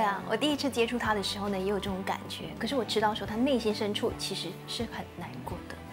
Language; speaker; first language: Chinese; native; Chinese